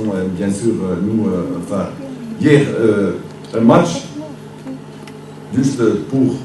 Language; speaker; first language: French; non-native, learner; Dutch